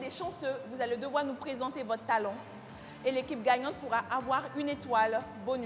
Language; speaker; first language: French; native; French